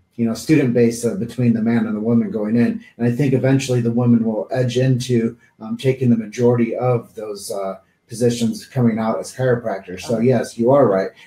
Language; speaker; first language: English; native; English